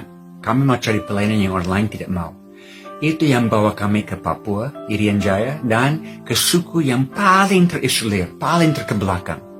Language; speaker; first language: Indonesian; non-native, fluent; English